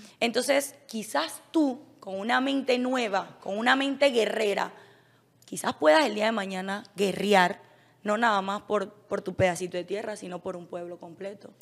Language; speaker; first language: Spanish; native; Spanish